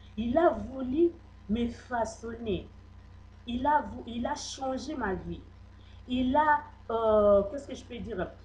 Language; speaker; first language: French; non-native, local second language; Lingala